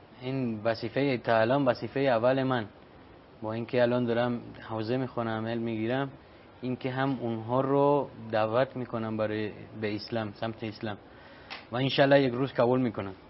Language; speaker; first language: Persian; non-native, learner; Spanish